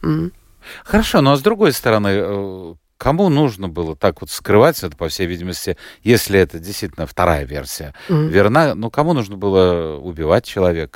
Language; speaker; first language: Russian; native; Russian